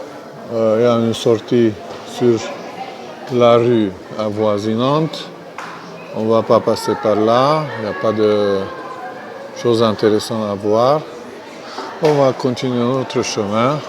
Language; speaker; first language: French; non-native, fluent; Hungarian